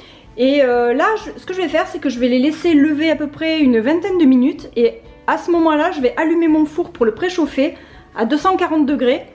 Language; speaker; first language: French; native; French